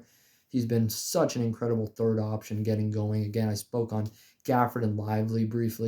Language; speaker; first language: English; native; English